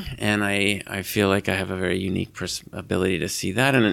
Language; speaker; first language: English; native; English